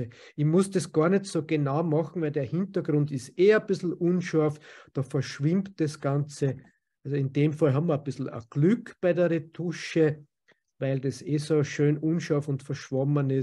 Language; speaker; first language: German; native; German